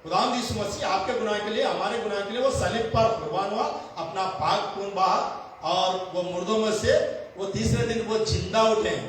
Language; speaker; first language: Hindi; non-native, local second language; Telugu